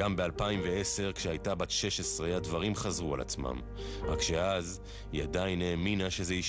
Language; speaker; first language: Hebrew; native; Hebrew